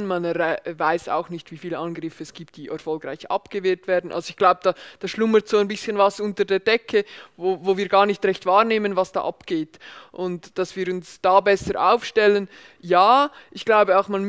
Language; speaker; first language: German; native; German